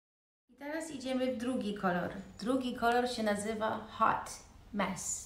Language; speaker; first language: Polish; early bilingual, heritage; Polish